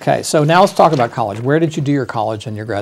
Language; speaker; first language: English; native; English